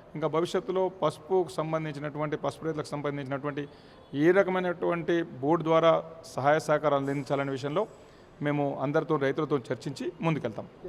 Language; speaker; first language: Telugu; native; Telugu